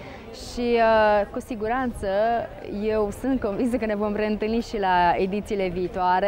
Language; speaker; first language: Romanian; native; Romanian